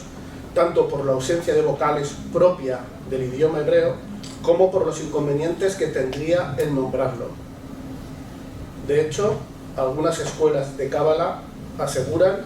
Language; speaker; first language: Spanish; native; Spanish